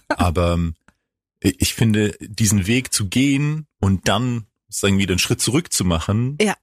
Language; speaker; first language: German; non-native, fluent; Greek